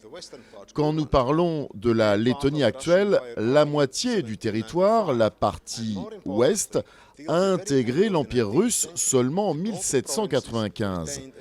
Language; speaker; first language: French; non-native, fluent; Latvian